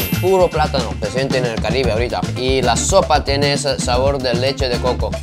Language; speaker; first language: Spanish; non-native, fluent; Japanese